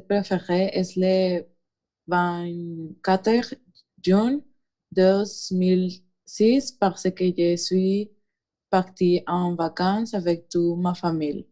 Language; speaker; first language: French; non-native, learner; Spanish